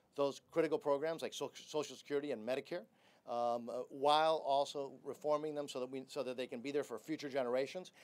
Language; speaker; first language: English; early bilingual, other home language; Spanish